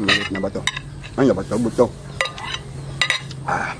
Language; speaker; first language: Filipino; native; Filipino